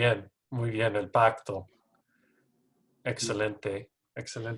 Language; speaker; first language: Spanish; non-native, learner; English